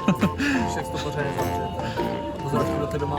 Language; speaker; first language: Czech; native; Czech